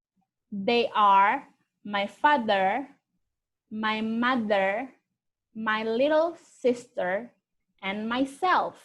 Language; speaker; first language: English; non-native, fluent; Indonesian